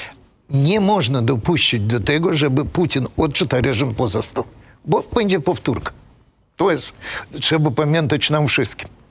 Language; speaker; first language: Polish; non-native, fluent; Russian